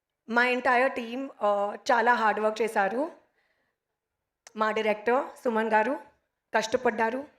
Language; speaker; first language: Telugu; non-native, learner; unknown